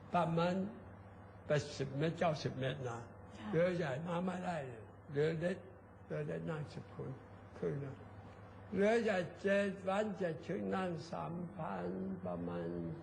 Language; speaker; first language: Thai; non-native, learner; Chinese